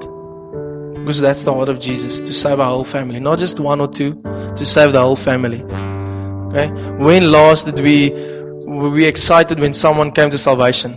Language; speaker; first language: English; non-native, local second language; Afrikaans